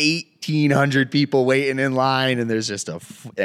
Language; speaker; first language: English; native; English